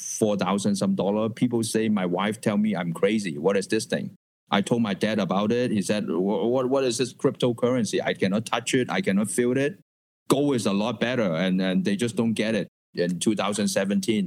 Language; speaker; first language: English; non-native, local second language; Cantonese